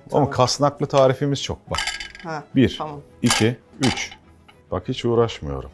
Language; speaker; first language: Turkish; native; Turkish